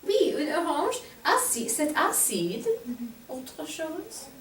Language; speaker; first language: French; non-native, fluent; English